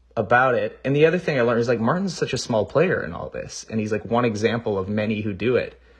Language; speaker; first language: English; native; English